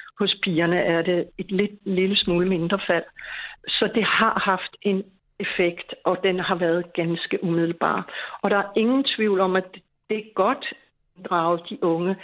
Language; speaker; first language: Danish; native; Danish